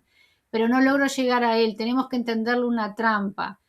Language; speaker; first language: Spanish; native; Spanish